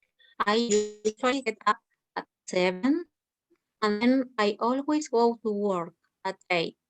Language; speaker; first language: English; non-native, learner; Spanish